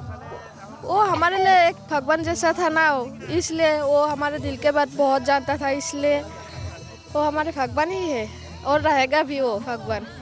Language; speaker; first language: Hindi; non-native, local second language; Assamese